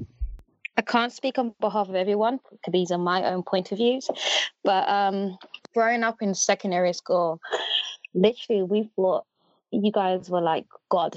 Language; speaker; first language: English; native; English